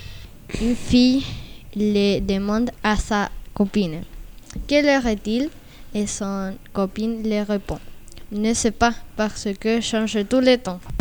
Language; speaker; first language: French; non-native, learner; Spanish